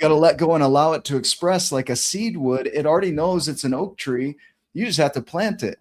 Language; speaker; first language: English; native; English